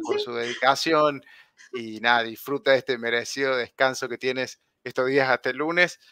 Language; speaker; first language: Spanish; native; Spanish